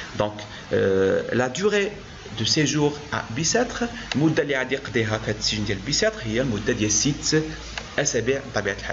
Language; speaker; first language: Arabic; native; Arabic